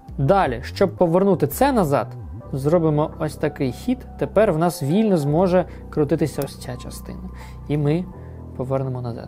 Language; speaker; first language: Ukrainian; non-native, local second language; Russian